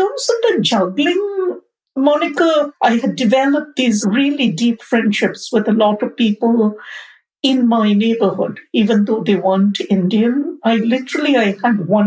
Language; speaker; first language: English; non-native, local second language; Bangla